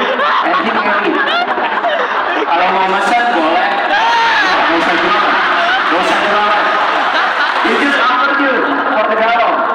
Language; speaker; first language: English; non-native, fluent; Indonesian